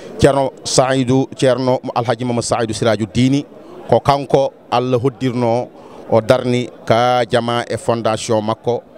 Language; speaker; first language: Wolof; non-native, local second language; Fula